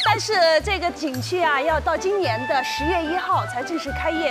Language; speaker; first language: Chinese; native; Chinese